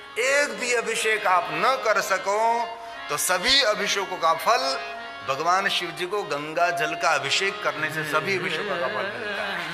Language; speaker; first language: Hindi; non-native, local second language; Gujarati